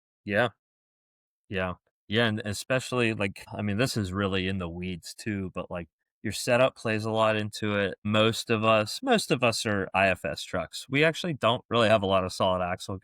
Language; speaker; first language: English; native; English